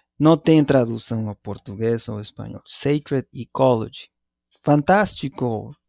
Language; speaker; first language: Portuguese; non-native, fluent; Spanish